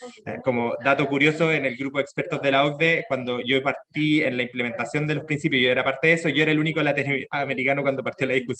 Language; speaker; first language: Spanish; native; Spanish